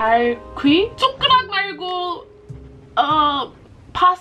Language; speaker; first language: Korean; non-native, learner; English